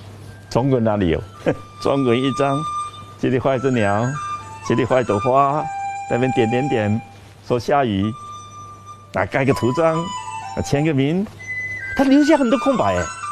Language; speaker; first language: Chinese; native; Chinese